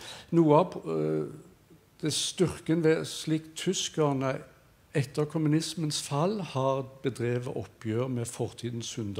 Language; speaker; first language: Norwegian; native; Norwegian